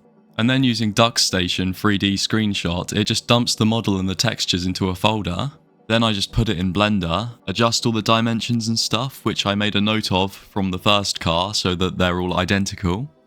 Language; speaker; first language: English; native; English